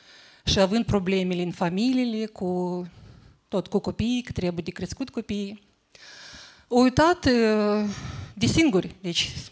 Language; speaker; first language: Romanian; native; Romanian